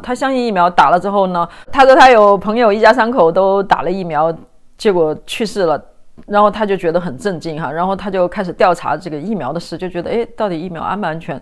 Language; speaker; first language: Chinese; native; Chinese